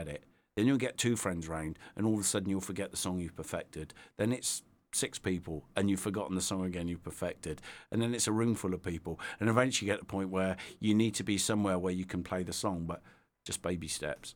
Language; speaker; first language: English; native; English